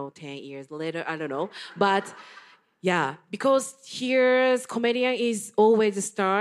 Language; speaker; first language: English; non-native, learner; Japanese